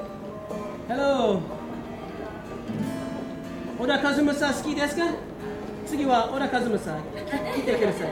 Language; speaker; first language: Japanese; non-native, learner; English